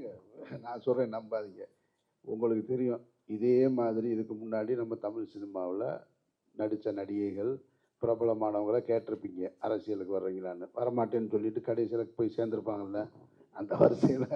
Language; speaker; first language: Tamil; native; Tamil